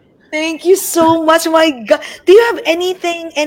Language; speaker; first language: English; non-native, local second language; Filipino